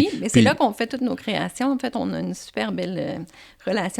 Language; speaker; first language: French; native; French